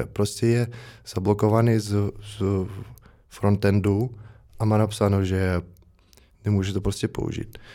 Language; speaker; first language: Czech; non-native, fluent; Russian